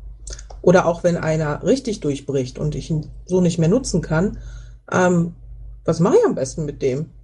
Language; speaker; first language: German; native; German